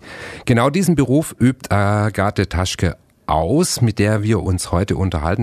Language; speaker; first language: German; native; German